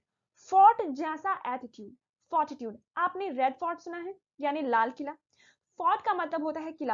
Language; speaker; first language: Hindi; native; Hindi